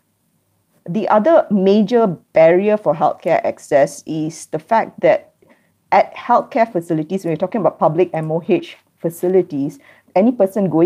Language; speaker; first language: English; non-native, local second language; Tamil